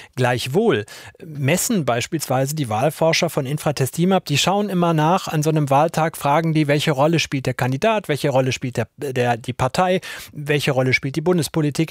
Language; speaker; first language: German; native; German